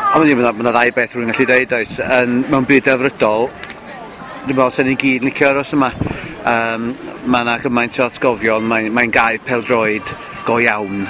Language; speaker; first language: Welsh; native; Welsh